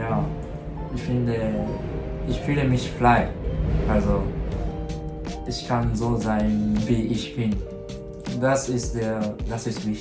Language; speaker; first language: German; non-native, learner; Japanese